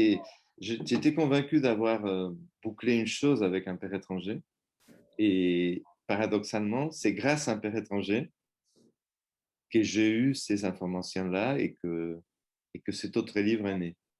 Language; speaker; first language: French; non-native, fluent; Spanish